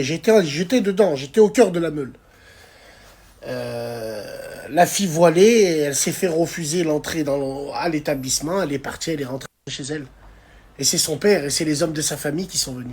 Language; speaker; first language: French; native; French